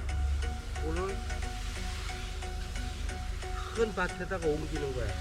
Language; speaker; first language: Korean; native; Korean